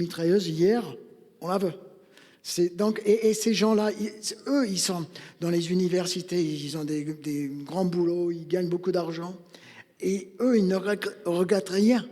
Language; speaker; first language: French; non-native, fluent; English